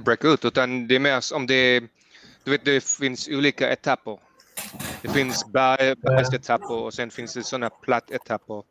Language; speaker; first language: Swedish; early bilingual, heritage; Swedish